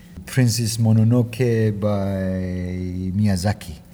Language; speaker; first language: English; non-native, fluent; Persian